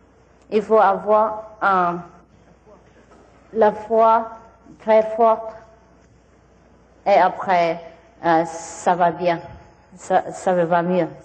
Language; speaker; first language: French; non-native, learner; Vietnamese